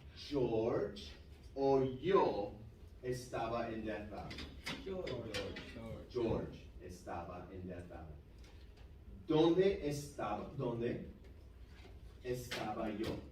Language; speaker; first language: Spanish; non-native, fluent; English